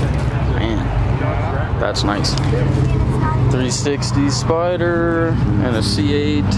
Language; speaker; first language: English; native; English